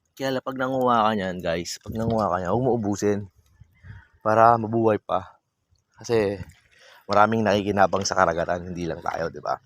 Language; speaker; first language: Filipino; non-native, local second language; Bikol